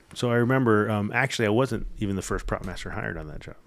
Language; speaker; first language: English; native; English